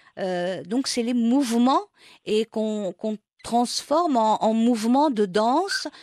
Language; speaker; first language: French; non-native, local second language; Arabic